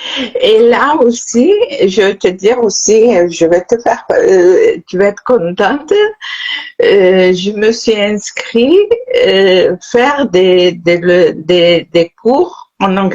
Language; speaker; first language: French; non-native, local second language; Arabic